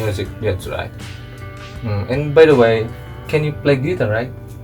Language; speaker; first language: English; non-native, learner; Indonesian